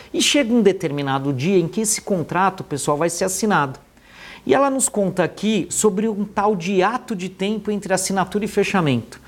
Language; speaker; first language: Portuguese; native; Portuguese